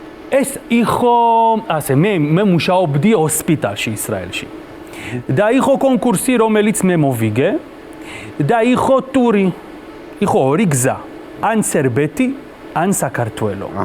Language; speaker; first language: Georgian; non-native, learner; Hebrew